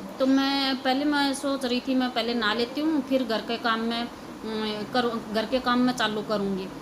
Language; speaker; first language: Hindi; native; Hindi